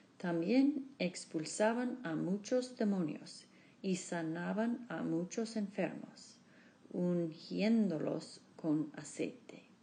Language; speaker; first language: Spanish; non-native, learner; English